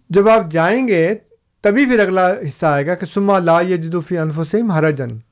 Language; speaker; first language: Urdu; non-native, local second language; Punjabi